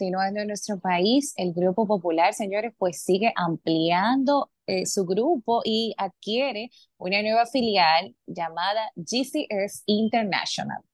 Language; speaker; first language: Spanish; native; Spanish